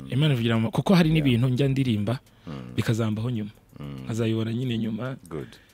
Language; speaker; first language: Kinyarwanda; native; Kinyarwanda